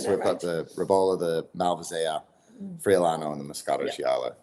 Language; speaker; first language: English; native; English